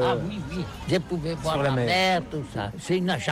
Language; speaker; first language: French; non-native, learner; Catalan